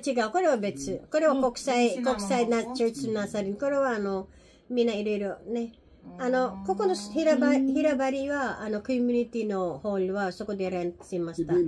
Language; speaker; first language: Japanese; non-native, learner; Filipino